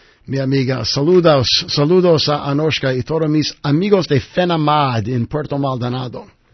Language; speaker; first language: Spanish; non-native, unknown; English